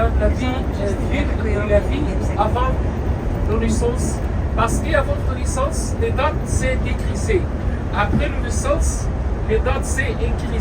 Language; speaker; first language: French; non-native, learner; Arabic